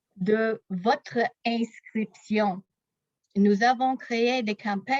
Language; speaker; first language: French; non-native, local second language; English